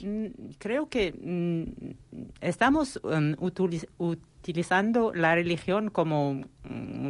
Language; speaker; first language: Spanish; non-native, learner; Arabic